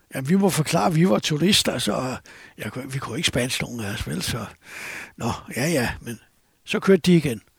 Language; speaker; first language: Danish; native; Danish